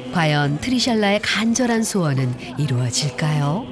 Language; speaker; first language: Korean; native; Korean